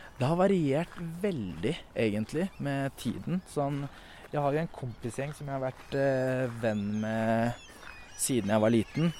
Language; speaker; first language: Norwegian; native; Norwegian